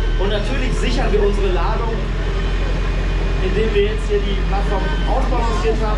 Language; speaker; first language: German; native; German